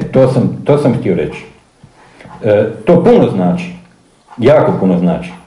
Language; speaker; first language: Croatian; native; Croatian